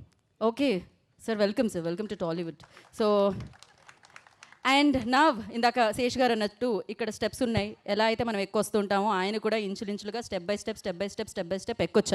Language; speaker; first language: Telugu; native; Telugu